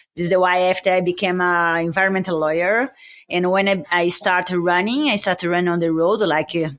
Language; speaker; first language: English; non-native, learner; Portuguese